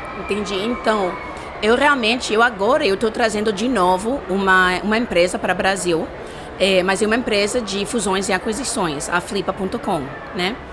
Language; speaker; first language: Portuguese; non-native, fluent; English